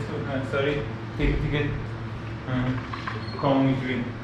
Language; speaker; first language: English; non-native, learner; Persian